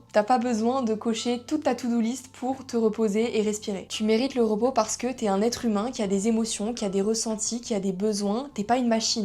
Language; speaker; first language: French; native; French